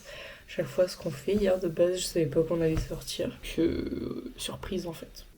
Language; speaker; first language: French; native; French